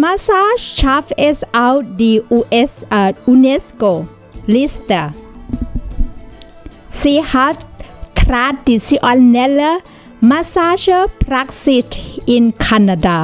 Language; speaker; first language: German; non-native, learner; Thai